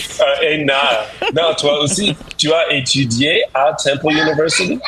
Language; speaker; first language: French; non-native, fluent; English